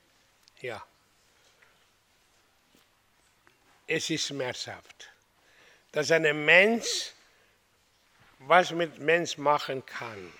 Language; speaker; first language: German; non-native, learner; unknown